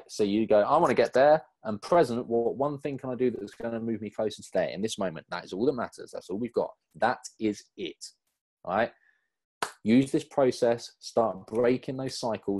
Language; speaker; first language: English; native; English